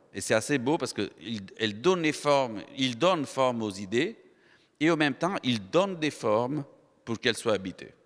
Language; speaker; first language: French; non-native, fluent; Italian